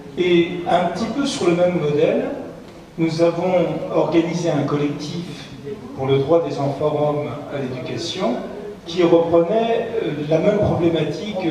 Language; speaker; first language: French; native; French